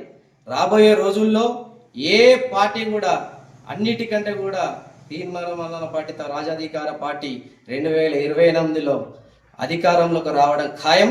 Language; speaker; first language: Telugu; native; Telugu